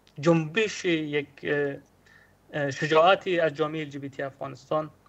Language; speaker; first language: Persian; native; Persian